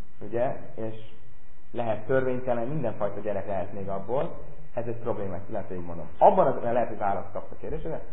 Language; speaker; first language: Hungarian; non-native, fluent; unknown